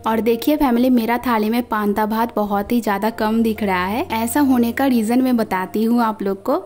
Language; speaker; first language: Hindi; non-native, local second language; Bangla